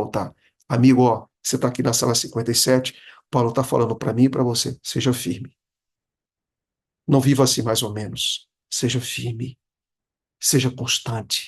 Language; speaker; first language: Portuguese; native; Portuguese